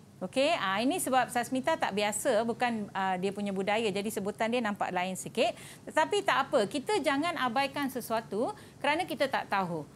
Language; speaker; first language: Malay; non-native, local second language; Tamil